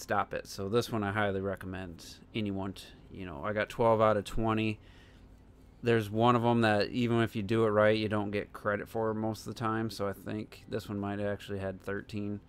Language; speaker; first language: English; native; English